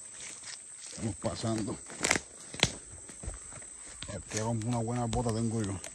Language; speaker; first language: Spanish; native; Spanish